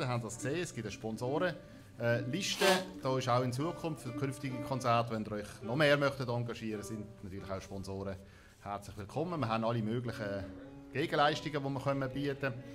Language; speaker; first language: German; native; German